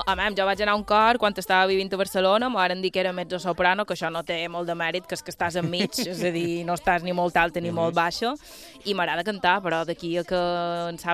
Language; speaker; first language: Catalan; native; Catalan